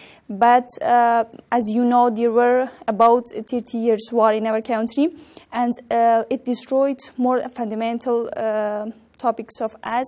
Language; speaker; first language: English; non-native, learner; Persian